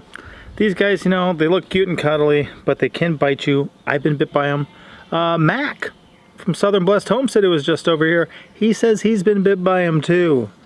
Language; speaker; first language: English; native; English